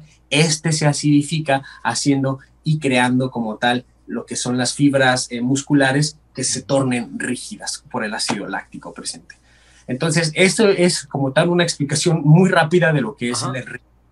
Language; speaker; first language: Spanish; native; Spanish